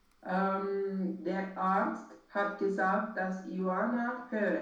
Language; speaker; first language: German; non-native, learner; Romanian